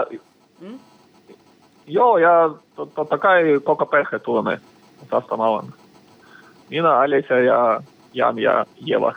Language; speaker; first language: Finnish; non-native, learner; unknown